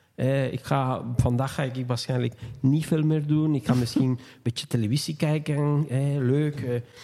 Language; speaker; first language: Dutch; non-native, fluent; Spanish